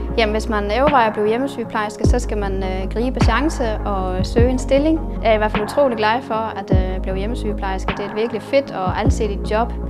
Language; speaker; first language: Danish; native; Danish